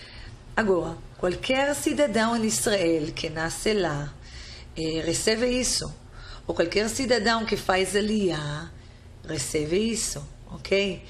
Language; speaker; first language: Portuguese; non-native, fluent; Hebrew